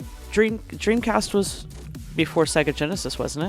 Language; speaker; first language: English; native; English